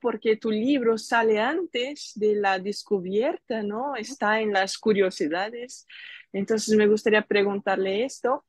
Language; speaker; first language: Spanish; non-native, fluent; Portuguese